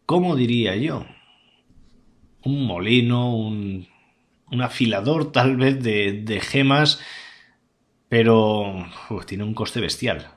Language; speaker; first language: Spanish; native; Spanish